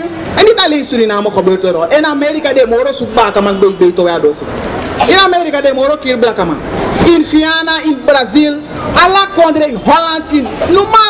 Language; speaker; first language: Dutch; non-native, local second language; Sranan Tongo